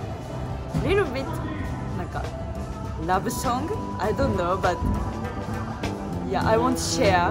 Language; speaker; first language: English; non-native, learner; Japanese